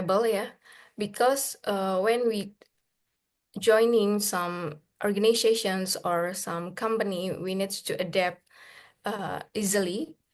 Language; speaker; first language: English; non-native, learner; Indonesian